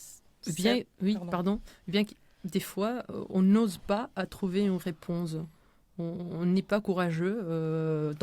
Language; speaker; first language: French; non-native, fluent; Spanish